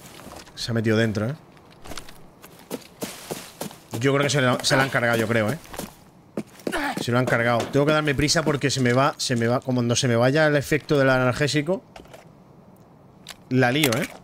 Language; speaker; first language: Spanish; native; Spanish